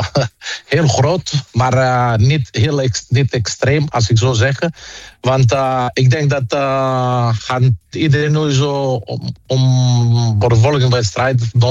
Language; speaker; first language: Dutch; non-native, fluent; Greek